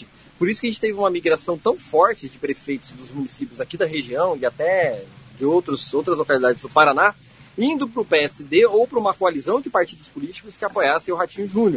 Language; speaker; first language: Portuguese; native; Portuguese